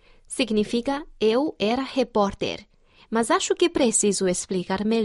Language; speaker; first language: Portuguese; non-native, fluent; Chinese